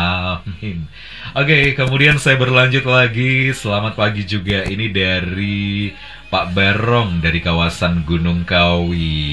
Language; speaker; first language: Indonesian; native; Indonesian